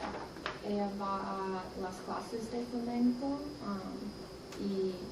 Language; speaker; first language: Spanish; non-native, learner; English